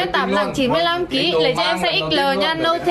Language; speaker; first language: Vietnamese; native; Vietnamese